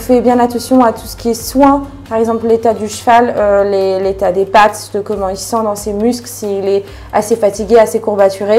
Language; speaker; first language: French; native; French